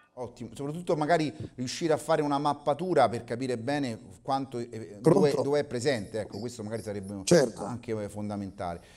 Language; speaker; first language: Italian; native; Italian